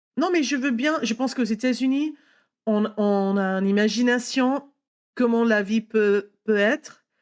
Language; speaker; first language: French; non-native, fluent; English